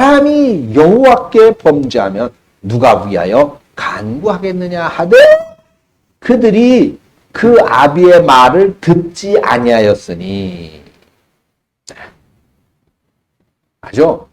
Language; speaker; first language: Korean; native; Korean